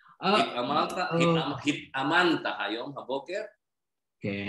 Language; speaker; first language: Hebrew; non-native, learner; Indonesian